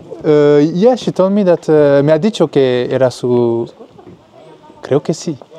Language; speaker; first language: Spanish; non-native, learner; French